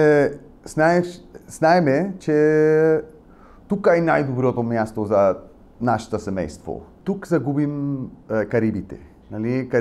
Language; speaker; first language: Bulgarian; non-native, learner; Spanish